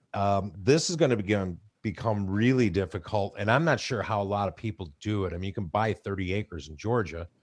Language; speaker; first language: English; native; English